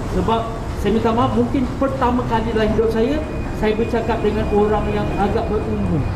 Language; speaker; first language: Malay; native; Malay